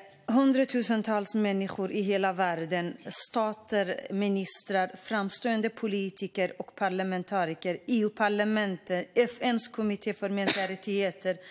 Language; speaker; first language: Swedish; non-native, fluent; Kurdish